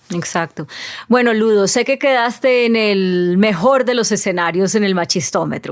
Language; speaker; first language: Spanish; native; Spanish